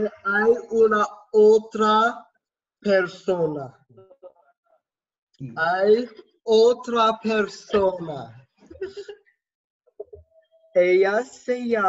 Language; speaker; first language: Spanish; non-native, fluent; English